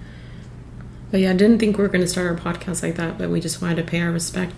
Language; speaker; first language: English; early bilingual, other home language; Spanish